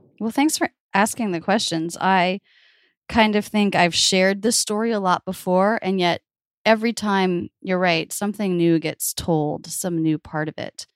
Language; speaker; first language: English; native; English